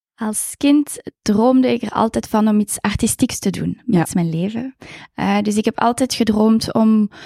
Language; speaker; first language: Dutch; native; Dutch